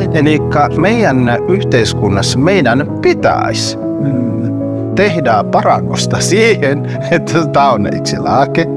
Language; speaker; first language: Finnish; non-native, fluent; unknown